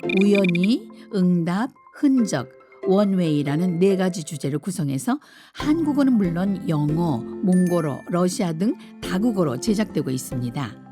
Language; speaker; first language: Korean; native; Korean